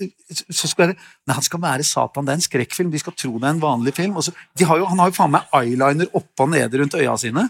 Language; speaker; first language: Norwegian; native; Norwegian